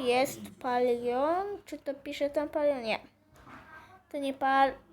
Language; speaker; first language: Polish; native; Polish